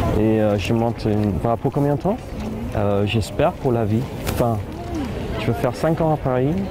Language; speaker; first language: French; non-native, fluent; English